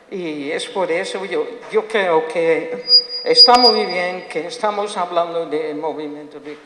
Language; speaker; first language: Spanish; non-native, fluent; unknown